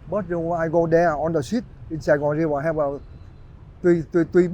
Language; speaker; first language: English; non-native, learner; Vietnamese